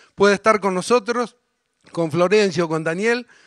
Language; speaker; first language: Spanish; native; Spanish